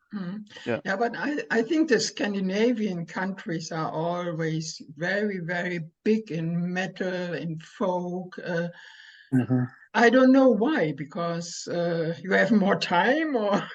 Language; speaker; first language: English; non-native, learner; German